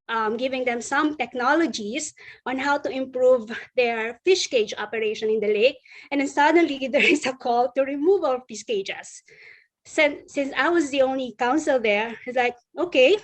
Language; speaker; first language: English; non-native, local second language; Filipino